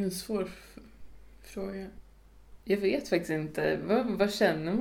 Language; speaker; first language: Swedish; native; Swedish